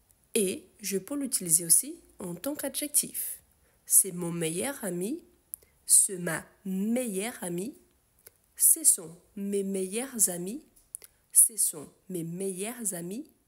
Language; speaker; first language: French; non-native, fluent; Portuguese